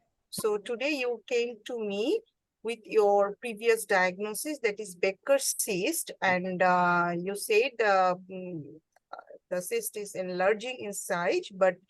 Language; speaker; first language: English; non-native, learner; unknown